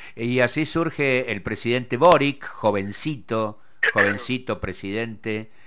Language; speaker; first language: Spanish; native; Spanish